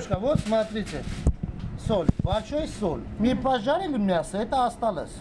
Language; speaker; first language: Russian; non-native, learner; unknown